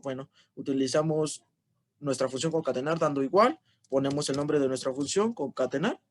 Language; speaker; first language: Spanish; native; Spanish